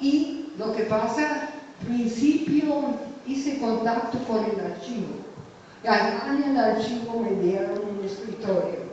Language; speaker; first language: Spanish; non-native, fluent; English